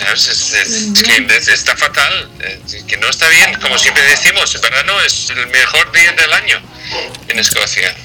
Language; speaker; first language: Spanish; non-native, fluent; English